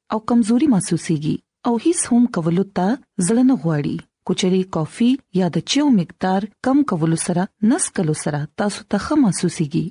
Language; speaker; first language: Pashto; non-native, local second language; Punjabi